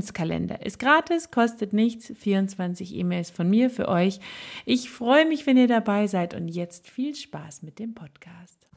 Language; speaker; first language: German; native; German